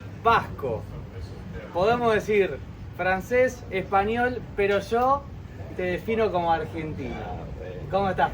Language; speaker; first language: Spanish; native; Spanish